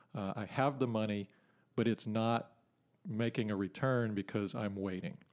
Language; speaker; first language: English; native; English